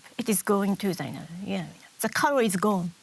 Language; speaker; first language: English; non-native, learner; Japanese